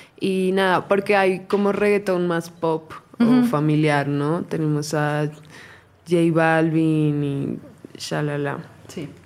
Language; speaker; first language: Spanish; native; Spanish